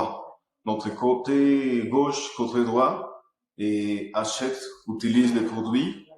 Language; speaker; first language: French; non-native, fluent; Spanish